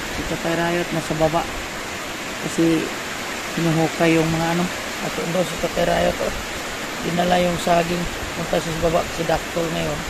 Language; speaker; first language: Filipino; non-native, local second language; Cebuano